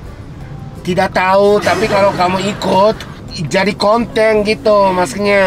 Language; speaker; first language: Indonesian; non-native, fluent; Japanese